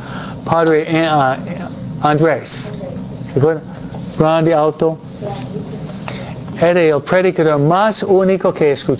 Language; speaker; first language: Spanish; non-native, fluent; English